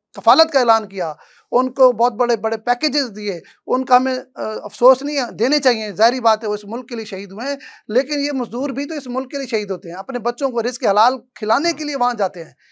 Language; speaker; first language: Urdu; non-native, local second language; Saraiki